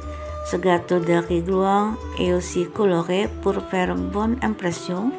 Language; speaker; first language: French; non-native, fluent; Indonesian